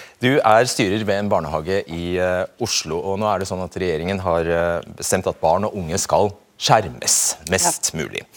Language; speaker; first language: Norwegian; native; Norwegian